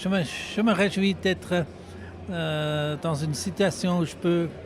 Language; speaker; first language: French; non-native, local second language; German